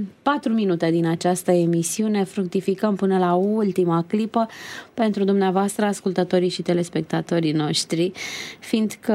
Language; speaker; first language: Romanian; native; Romanian